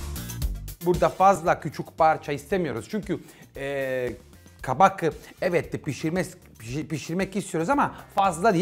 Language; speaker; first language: Turkish; non-native, fluent; Italian